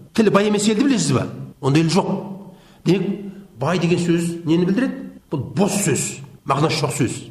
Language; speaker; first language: Kazakh; native; Kazakh